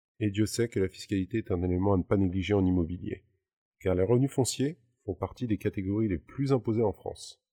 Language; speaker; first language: French; native; French